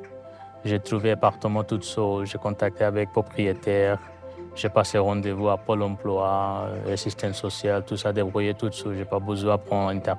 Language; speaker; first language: French; non-native, learner; Bangla